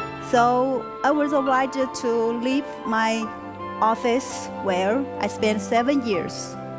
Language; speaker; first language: English; non-native, learner; Chinese